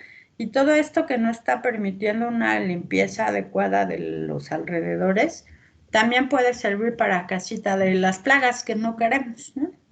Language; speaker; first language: Spanish; native; Spanish